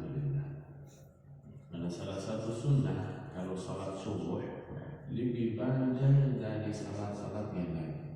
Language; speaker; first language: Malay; non-native, learner; Arabic